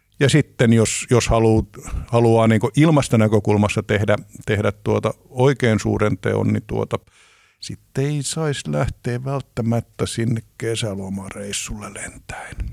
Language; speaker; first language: Finnish; native; Finnish